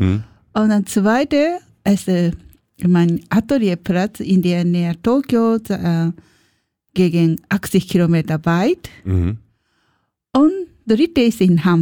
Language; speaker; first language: German; non-native, learner; Japanese